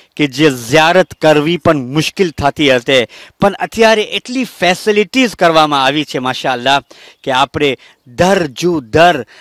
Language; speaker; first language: Gujarati; early bilingual, heritage; Gujarati